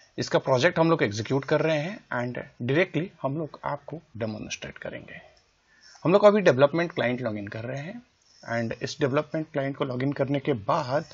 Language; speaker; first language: Hindi; native; Hindi